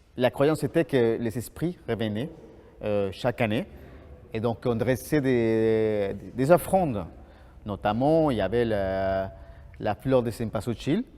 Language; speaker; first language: French; non-native, fluent; Spanish